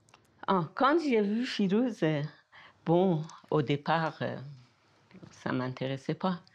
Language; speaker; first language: French; non-native, fluent; Persian